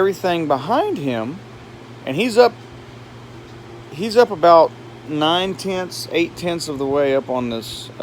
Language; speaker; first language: English; native; English